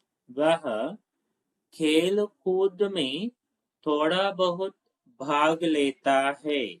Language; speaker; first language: Hindi; non-native, local second language; Telugu